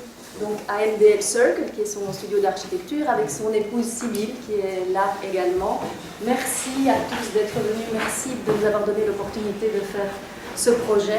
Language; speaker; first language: French; native; French